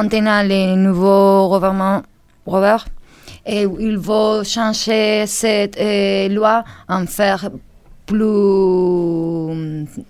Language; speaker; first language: French; non-native, learner; Spanish